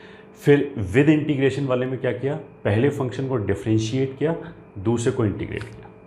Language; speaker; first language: Hindi; native; Hindi